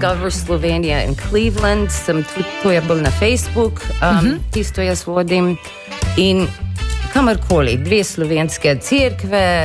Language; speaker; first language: Slovenian; early bilingual, heritage; Slovenian